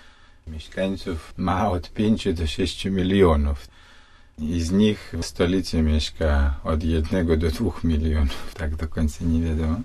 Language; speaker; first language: Polish; non-native, fluent; Russian